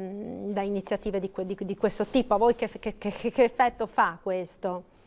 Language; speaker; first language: Italian; native; Italian